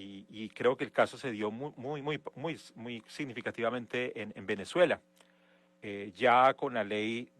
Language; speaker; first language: Spanish; native; Spanish